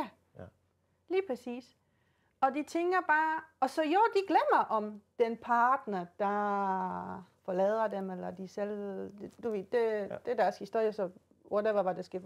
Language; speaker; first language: Danish; non-native, fluent; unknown